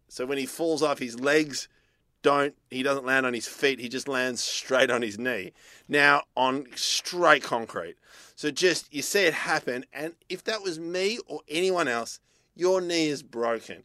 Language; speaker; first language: English; native; English